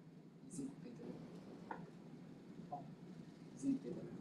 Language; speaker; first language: English; non-native, local second language; Japanese